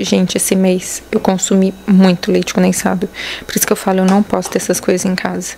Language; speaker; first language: Portuguese; native; Portuguese